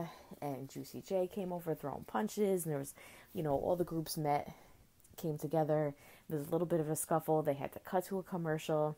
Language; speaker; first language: English; native; English